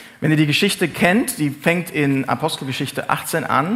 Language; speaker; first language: German; native; German